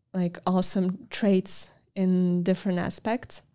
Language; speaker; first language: English; non-native, fluent; Polish